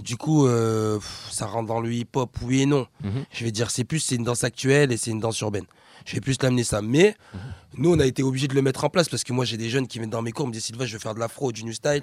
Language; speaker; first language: French; native; French